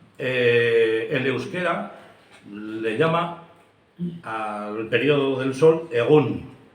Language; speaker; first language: Spanish; native; Spanish